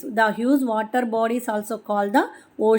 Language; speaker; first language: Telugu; native; Telugu